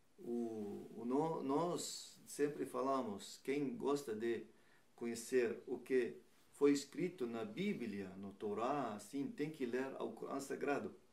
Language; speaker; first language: Portuguese; non-native, learner; Arabic